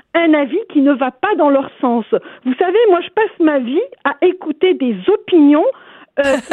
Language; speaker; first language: French; non-native, local second language; Arabic